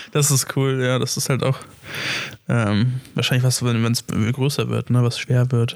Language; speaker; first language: German; native; German